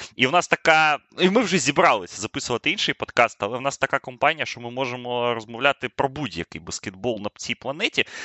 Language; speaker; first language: Ukrainian; native; Ukrainian